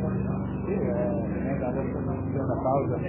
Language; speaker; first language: Italian; non-native, local second language; Swiss German